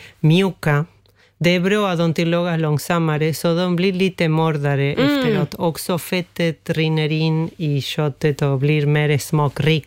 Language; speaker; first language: Swedish; non-native, fluent; Spanish